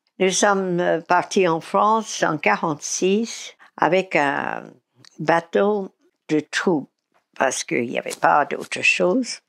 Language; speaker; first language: French; non-native, fluent; English